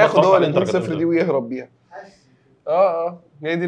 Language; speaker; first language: Arabic; native; Arabic